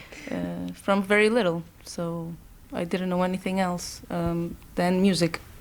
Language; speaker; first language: English; native; English